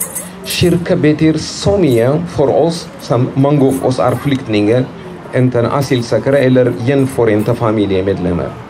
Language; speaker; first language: Norwegian; non-native, fluent; Amharic